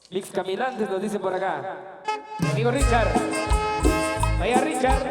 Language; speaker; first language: Spanish; native; Spanish